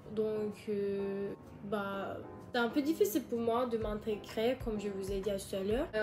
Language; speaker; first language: French; non-native, learner; Turkish